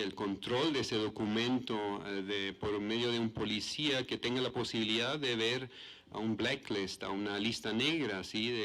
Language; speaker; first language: Spanish; non-native, fluent; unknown